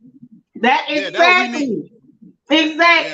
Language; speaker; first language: English; native; English